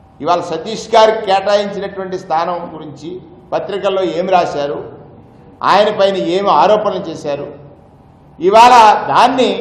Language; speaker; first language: Telugu; native; Telugu